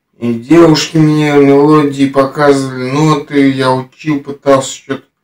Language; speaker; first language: Russian; native; Russian